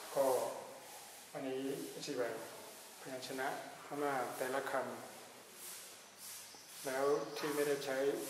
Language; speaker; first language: Thai; non-native, fluent; Burmese